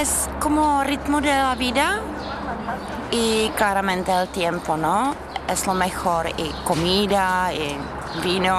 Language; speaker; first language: Spanish; non-native, learner; Czech